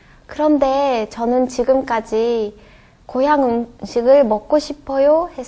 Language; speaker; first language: Korean; non-native, learner; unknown